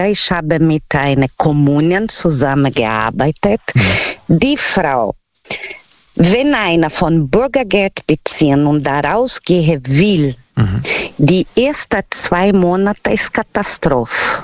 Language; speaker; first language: German; non-native, learner; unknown